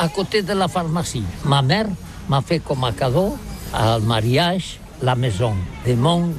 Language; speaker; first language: French; non-native, learner; Catalan